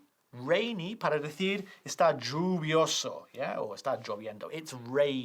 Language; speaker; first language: Spanish; non-native, fluent; English